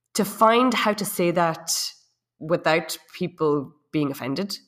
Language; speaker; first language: English; native; English